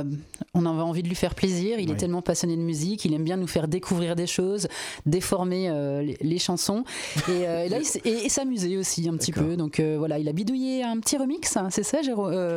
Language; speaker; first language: French; native; French